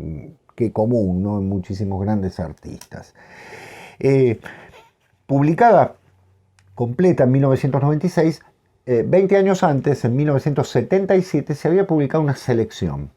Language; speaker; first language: Spanish; native; Spanish